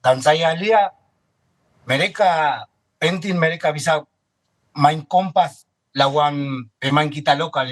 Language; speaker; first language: Indonesian; non-native, fluent; Spanish